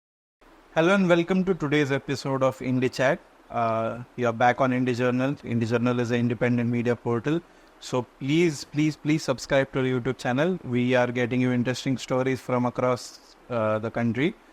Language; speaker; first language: English; non-native, local second language; Konkani